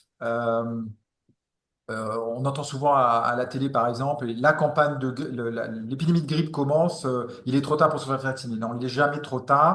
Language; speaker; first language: French; native; French